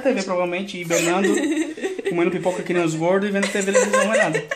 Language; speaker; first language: Portuguese; native; Portuguese